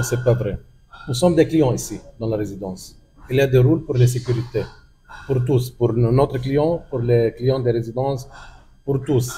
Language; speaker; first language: French; non-native, learner; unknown